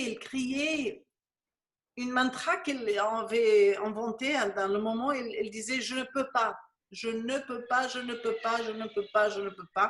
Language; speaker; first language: French; non-native, fluent; Spanish